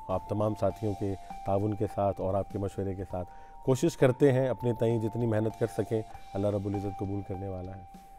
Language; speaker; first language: Urdu; non-native, local second language; Punjabi